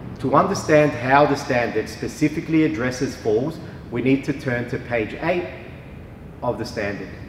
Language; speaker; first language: English; native; English